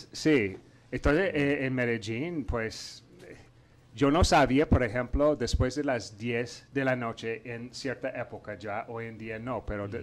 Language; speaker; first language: Spanish; non-native, fluent; English